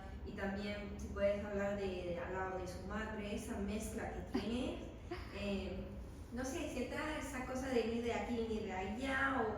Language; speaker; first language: Spanish; non-native, learner; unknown